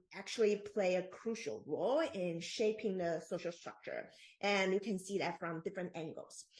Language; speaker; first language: English; non-native, fluent; Chinese